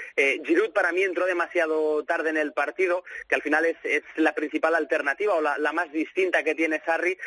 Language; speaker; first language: Spanish; native; Spanish